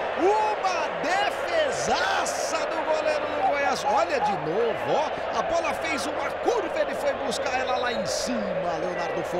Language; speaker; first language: Portuguese; native; Portuguese